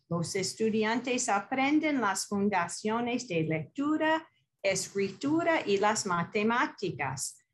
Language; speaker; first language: Spanish; non-native, fluent; English